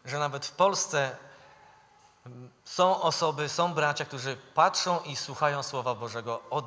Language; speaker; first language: Polish; native; Polish